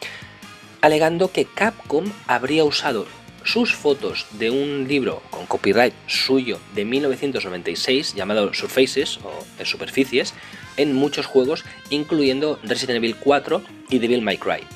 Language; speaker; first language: Spanish; native; Spanish